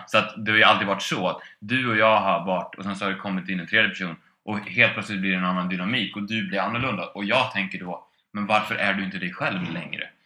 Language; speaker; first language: Swedish; native; Swedish